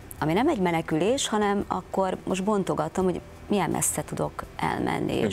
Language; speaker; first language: Hungarian; early bilingual, other home language; Czech